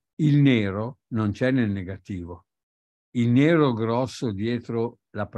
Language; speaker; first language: Italian; native; Italian